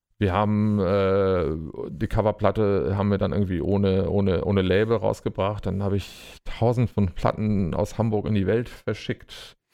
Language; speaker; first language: German; native; German